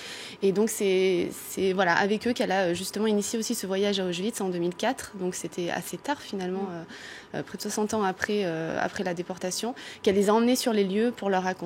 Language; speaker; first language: French; native; French